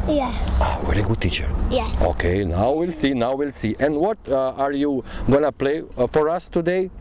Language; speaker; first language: English; non-native, learner; Croatian